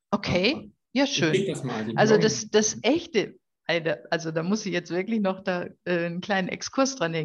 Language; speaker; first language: German; native; German